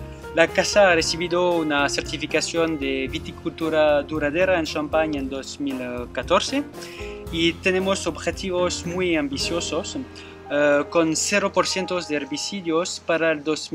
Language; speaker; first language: Spanish; non-native, fluent; French